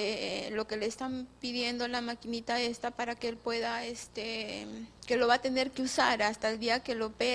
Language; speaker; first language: Spanish; native; Spanish